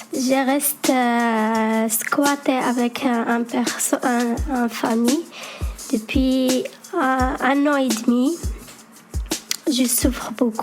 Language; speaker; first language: French; non-native, learner; Arabic